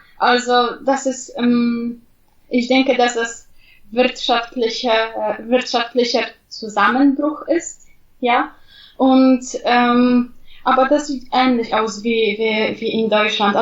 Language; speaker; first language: German; non-native, fluent; Polish